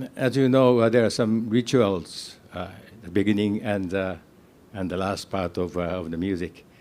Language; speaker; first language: English; non-native, fluent; Japanese